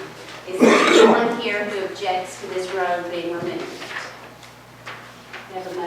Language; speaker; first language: English; native; English